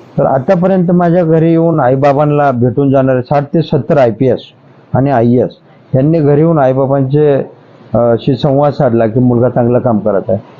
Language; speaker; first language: Marathi; non-native, local second language; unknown